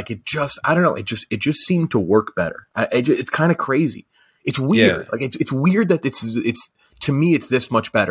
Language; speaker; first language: English; native; English